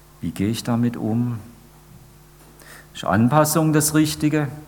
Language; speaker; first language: German; native; German